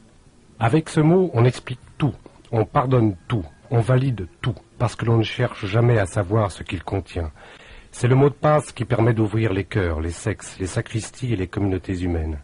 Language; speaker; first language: French; native; French